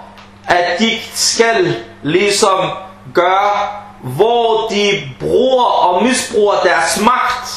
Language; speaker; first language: Danish; early bilingual, other home language; Arabic